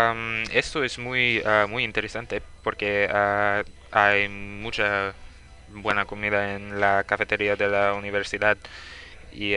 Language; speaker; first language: Spanish; non-native, learner; English